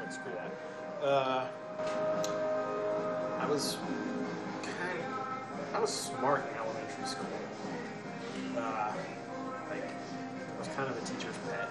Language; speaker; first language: English; native; English